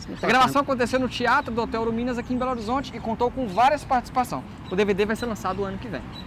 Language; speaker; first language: Portuguese; native; Portuguese